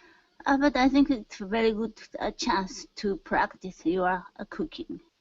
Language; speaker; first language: English; non-native, learner; Japanese